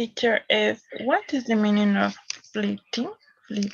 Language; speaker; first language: English; non-native, learner; Spanish